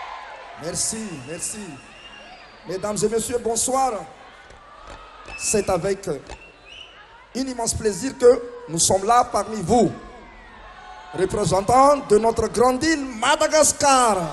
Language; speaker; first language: French; non-native, local second language; Malagasy